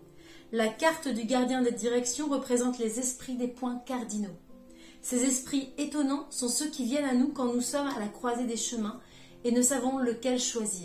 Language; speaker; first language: French; native; French